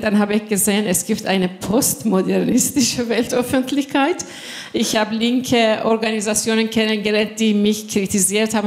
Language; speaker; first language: German; non-native, fluent; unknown